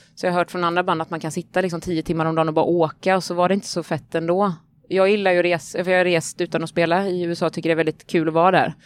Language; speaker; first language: Swedish; native; Swedish